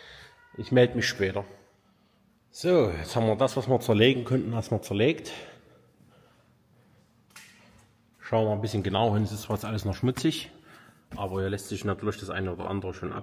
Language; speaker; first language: German; native; German